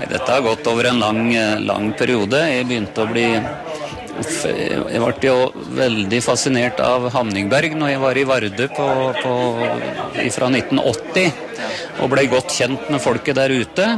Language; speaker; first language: Norwegian; native; Norwegian